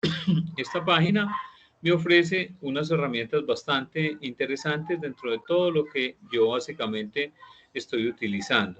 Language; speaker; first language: Spanish; native; Spanish